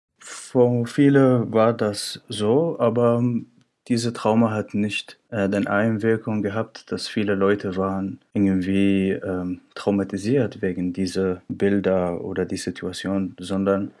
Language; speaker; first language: German; non-native, fluent; Arabic